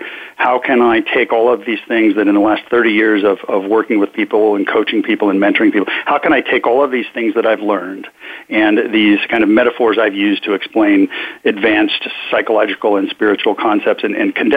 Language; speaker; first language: English; native; English